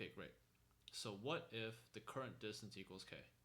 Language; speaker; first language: English; native; English